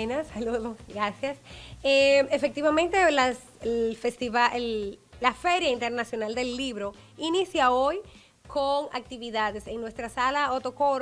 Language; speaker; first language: Spanish; native; Spanish